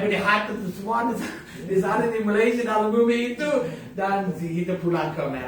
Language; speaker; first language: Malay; non-native, fluent; English